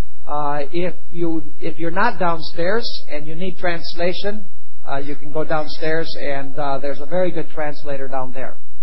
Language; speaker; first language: English; native; English